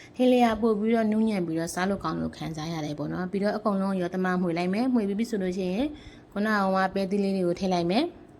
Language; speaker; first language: Burmese; native; Burmese